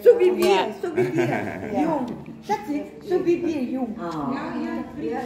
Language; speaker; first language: German; non-native, learner; Filipino